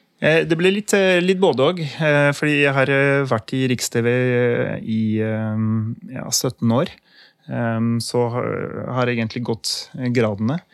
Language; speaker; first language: Norwegian; non-native, fluent; French